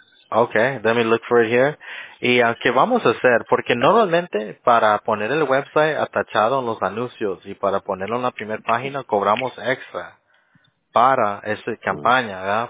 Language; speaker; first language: Spanish; early bilingual, heritage; Spanish